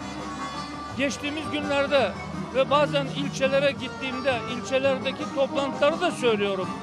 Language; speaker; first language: Turkish; native; Turkish